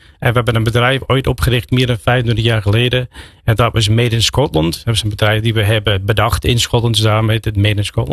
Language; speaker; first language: Dutch; non-native, fluent; English